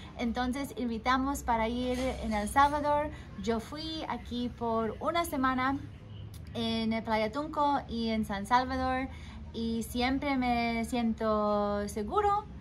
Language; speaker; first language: Spanish; non-native, learner; English